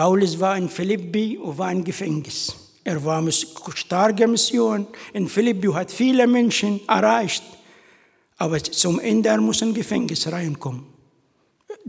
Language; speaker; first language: German; non-native, fluent; Arabic